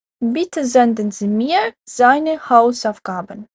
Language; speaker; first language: German; non-native, fluent; Ukrainian